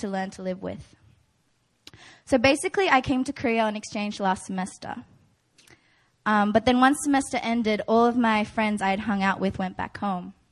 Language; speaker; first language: English; native; English